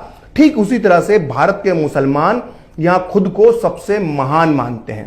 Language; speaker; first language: Hindi; native; Hindi